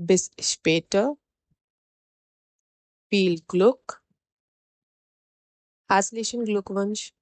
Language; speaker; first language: German; non-native, fluent; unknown